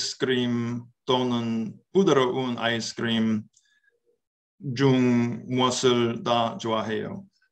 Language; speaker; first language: Korean; non-native, learner; English